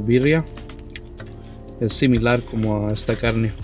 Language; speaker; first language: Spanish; early bilingual, heritage; Spanish